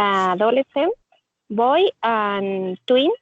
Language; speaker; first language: English; non-native, learner; Spanish